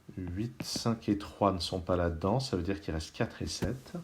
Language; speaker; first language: French; native; French